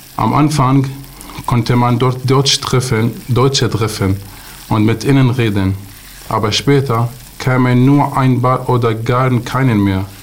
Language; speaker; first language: German; non-native, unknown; Arabic